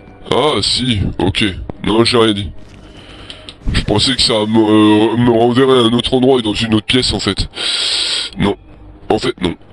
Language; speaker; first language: French; native; French